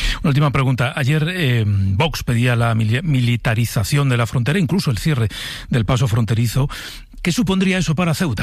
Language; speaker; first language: Spanish; native; Spanish